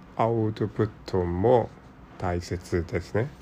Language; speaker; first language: Japanese; non-native, learner; Cantonese